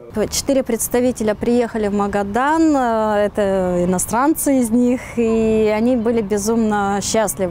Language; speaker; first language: Russian; native; Russian